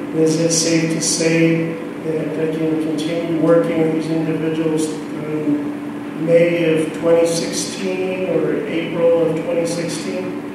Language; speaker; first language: English; native; English